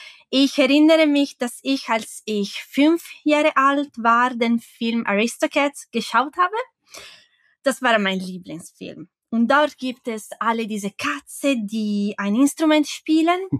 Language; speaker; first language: German; non-native, fluent; Italian